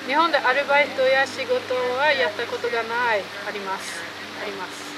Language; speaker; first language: Japanese; non-native, fluent; Swedish